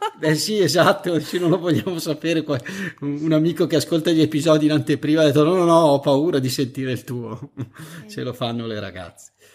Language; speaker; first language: Italian; native; Italian